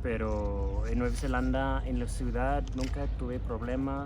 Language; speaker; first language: Spanish; non-native, fluent; English